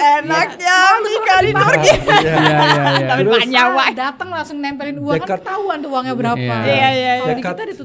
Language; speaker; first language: Indonesian; native; Indonesian